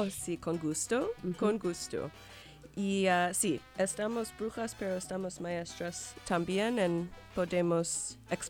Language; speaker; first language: Spanish; non-native, learner; English